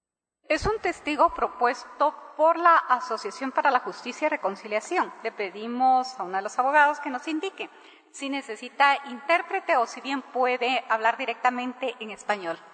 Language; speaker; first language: Spanish; native; Spanish